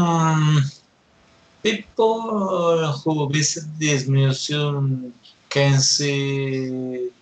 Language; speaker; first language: English; non-native, learner; Spanish